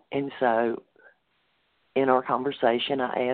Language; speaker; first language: English; native; English